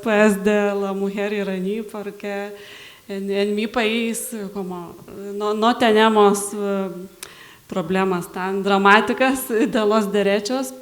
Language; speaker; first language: Spanish; non-native, learner; Lithuanian